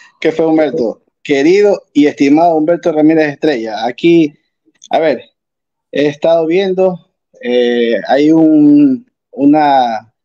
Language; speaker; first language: Spanish; native; Spanish